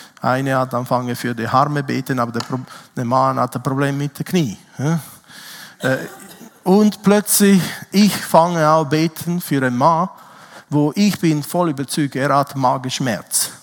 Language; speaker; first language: German; non-native, fluent; Italian